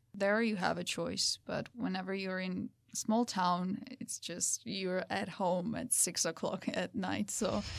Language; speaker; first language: English; non-native, fluent; Georgian